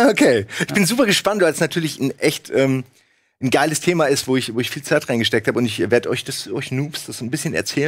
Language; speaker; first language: German; native; German